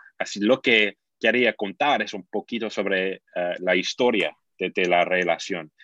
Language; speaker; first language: Spanish; non-native, fluent; English